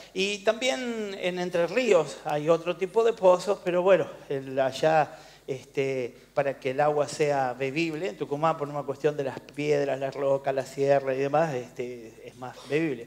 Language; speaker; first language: Spanish; native; Spanish